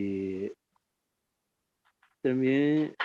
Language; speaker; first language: Spanish; non-native, fluent; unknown